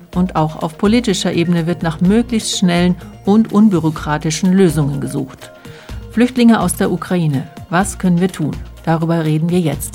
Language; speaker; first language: German; native; German